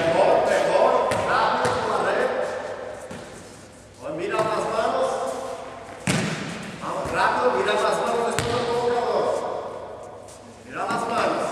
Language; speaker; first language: Spanish; non-native, learner; Portuguese